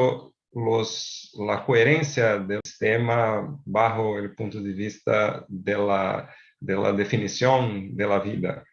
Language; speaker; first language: Spanish; non-native, fluent; Portuguese